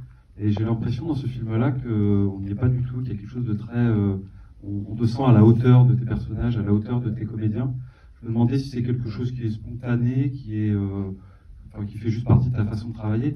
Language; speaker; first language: French; native; French